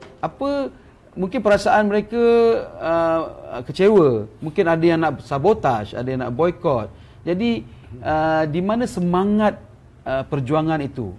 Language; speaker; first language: Malay; native; Malay